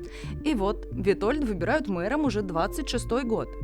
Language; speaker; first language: Russian; native; Russian